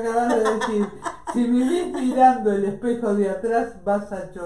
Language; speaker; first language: Spanish; native; Spanish